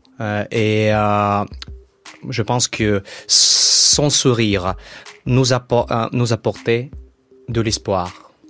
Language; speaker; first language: French; non-native, fluent; Russian